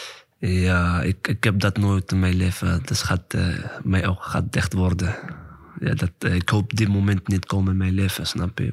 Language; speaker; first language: Dutch; non-native, learner; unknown